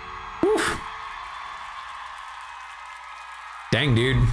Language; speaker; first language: English; native; English